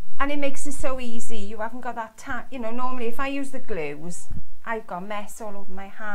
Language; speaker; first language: English; native; English